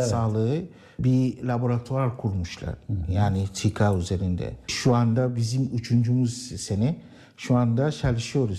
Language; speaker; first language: Turkish; non-native, learner; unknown